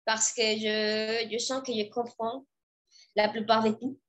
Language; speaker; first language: French; non-native, fluent; Spanish